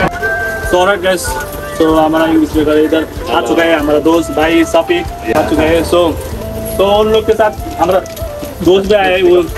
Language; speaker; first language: Hindi; non-native, learner; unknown